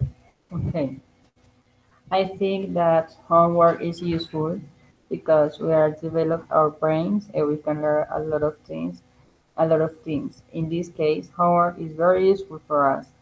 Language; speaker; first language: English; non-native, learner; Spanish